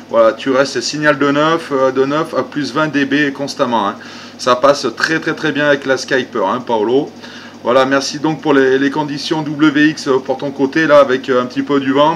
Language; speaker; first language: French; native; French